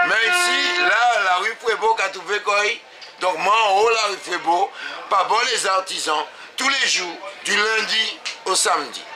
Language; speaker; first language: French; native; French